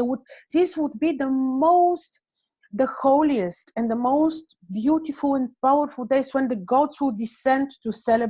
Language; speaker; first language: English; non-native, fluent; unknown